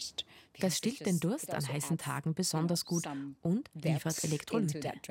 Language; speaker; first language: German; native; German